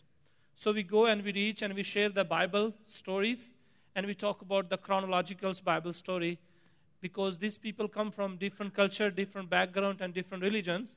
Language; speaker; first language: English; non-native, local second language; Punjabi